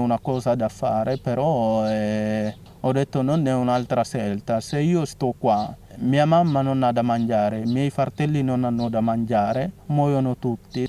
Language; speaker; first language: Italian; non-native, fluent; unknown